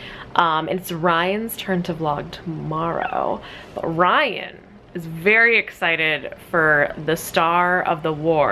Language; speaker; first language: English; native; English